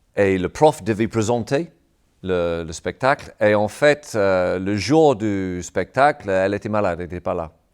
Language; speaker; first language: French; non-native, fluent; English